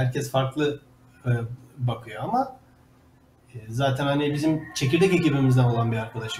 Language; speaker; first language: Turkish; native; Turkish